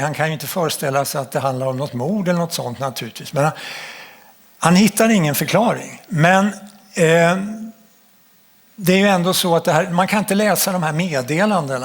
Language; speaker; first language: Swedish; native; Swedish